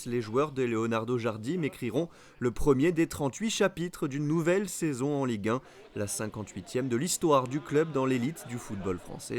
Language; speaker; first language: French; native; French